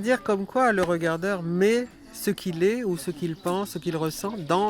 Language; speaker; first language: French; native; French